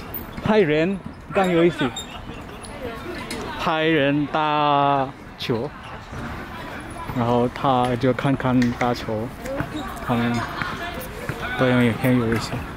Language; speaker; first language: Chinese; non-native, learner; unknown